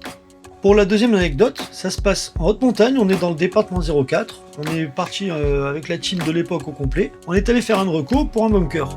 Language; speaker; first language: French; native; French